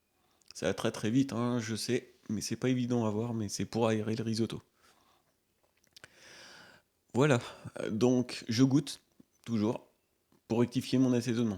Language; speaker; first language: French; native; French